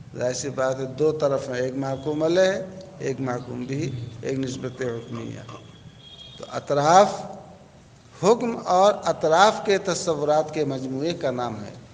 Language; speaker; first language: Urdu; native; Urdu